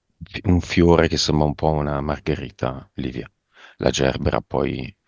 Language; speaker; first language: Italian; native; Italian